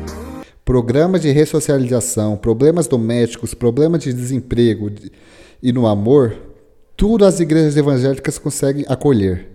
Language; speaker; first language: Portuguese; native; Portuguese